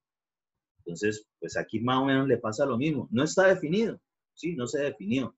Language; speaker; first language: Spanish; native; Spanish